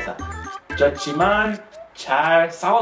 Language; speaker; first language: Korean; non-native, fluent; English